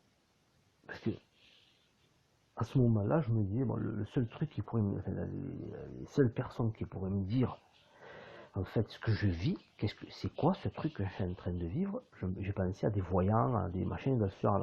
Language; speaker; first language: French; native; French